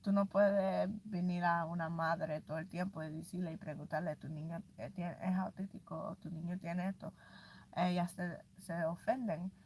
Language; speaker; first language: Spanish; early bilingual, heritage; Spanish